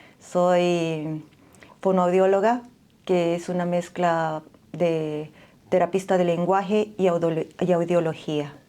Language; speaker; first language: Spanish; native; Spanish